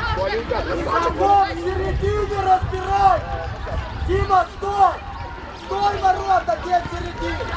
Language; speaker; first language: Russian; native; Russian